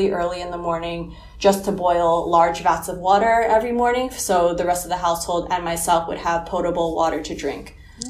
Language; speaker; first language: English; native; English